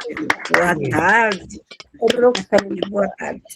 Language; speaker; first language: Portuguese; non-native, fluent; Spanish